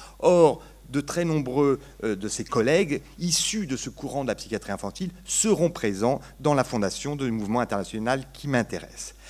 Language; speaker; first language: French; native; French